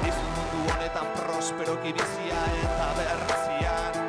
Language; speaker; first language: Basque; native; Basque